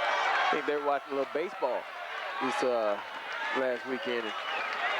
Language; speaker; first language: English; native; English